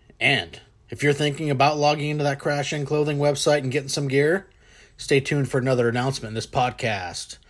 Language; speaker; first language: English; native; English